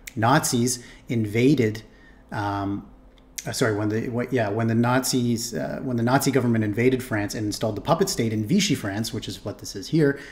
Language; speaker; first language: English; native; English